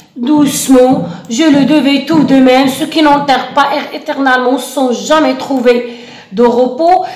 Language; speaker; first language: French; non-native, local second language; Arabic